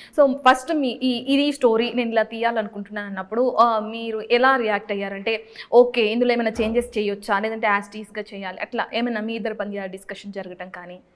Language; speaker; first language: Telugu; native; Telugu